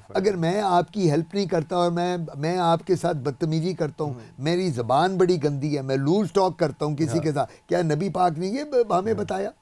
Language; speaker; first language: Urdu; non-native, local second language; Punjabi